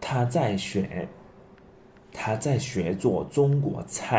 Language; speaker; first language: Chinese; non-native, fluent; English